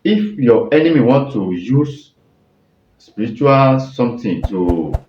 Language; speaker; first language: English; non-native, local second language; Yoruba